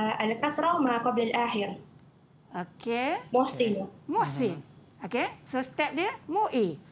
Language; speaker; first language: Arabic; non-native, learner; Malay